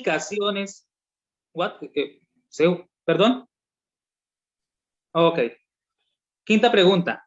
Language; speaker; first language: Spanish; native; Spanish